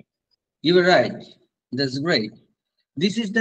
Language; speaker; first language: English; non-native, fluent; Bangla